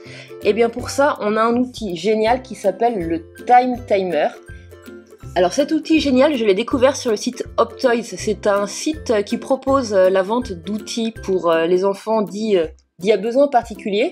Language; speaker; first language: French; native; French